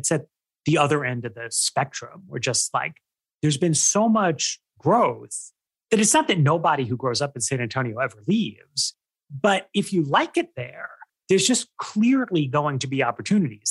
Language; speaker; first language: English; native; English